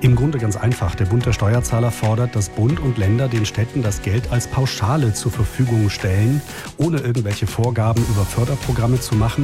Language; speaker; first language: German; native; German